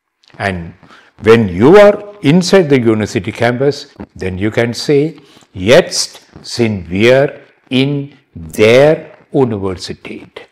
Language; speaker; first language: German; non-native, fluent; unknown